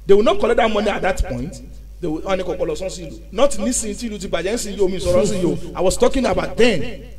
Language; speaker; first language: English; non-native, local second language; Yoruba